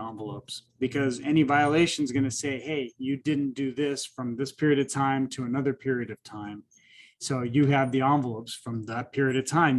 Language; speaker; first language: English; native; English